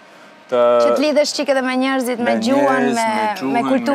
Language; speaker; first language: Albanian; early bilingual, heritage; Albanian